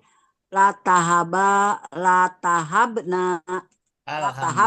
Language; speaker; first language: Arabic; non-native, learner; Indonesian